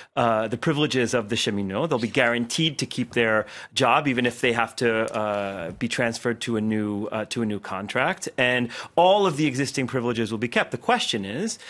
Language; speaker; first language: English; native; English